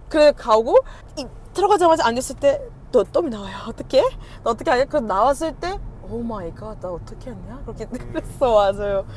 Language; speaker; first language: Korean; non-native, fluent; Turkish